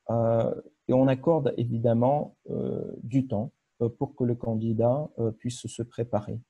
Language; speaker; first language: French; non-native, fluent; Russian